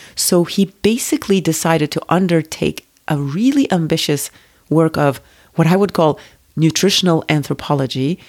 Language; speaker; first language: English; non-native, fluent; Turkish